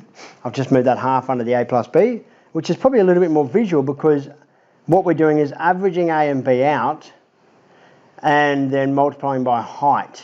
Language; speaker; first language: English; native; English